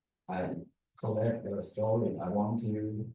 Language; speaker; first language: English; non-native, learner; Chinese